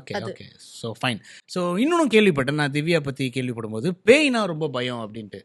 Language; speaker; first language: Tamil; native; Tamil